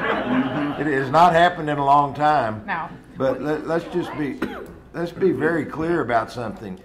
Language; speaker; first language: English; native; English